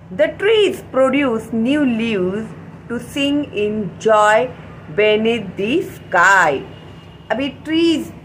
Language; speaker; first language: Hindi; non-native, local second language; Marathi